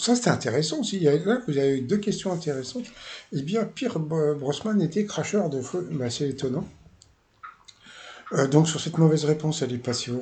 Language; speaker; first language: French; native; French